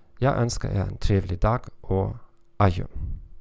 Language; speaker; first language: Swedish; non-native, learner; German